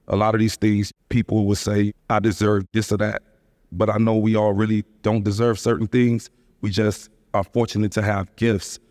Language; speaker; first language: English; native; English